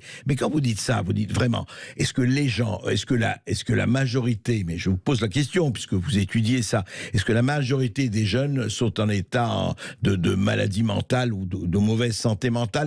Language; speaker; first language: French; native; French